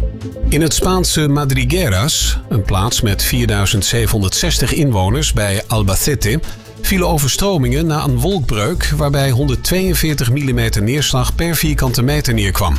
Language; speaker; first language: Dutch; native; Dutch